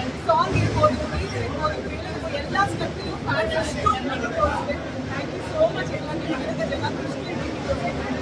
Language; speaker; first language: Kannada; non-native, local second language; Malayalam